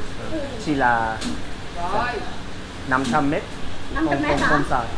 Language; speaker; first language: Vietnamese; non-native, learner; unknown